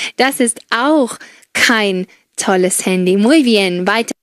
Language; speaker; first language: German; non-native, fluent; Spanish